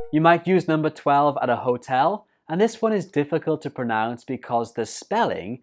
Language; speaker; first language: English; native; English